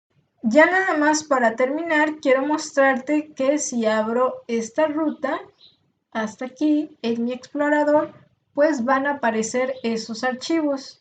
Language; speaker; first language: Spanish; native; Spanish